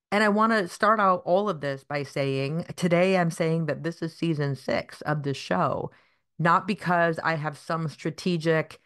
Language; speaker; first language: English; native; English